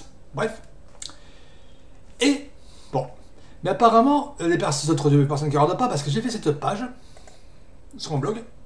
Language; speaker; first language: French; native; French